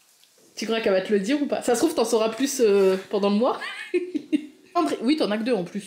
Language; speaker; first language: French; native; French